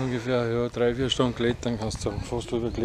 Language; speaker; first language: German; native; German